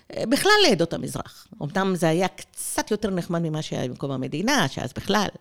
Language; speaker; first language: Hebrew; early bilingual, other home language; Persian